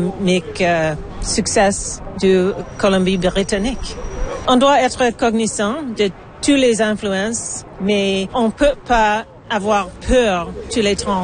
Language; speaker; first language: French; non-native, learner; English